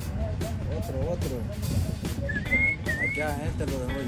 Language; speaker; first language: Spanish; native; Spanish